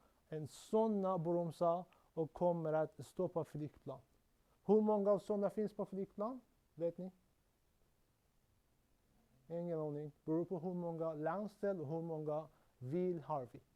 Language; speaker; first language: Swedish; non-native, learner; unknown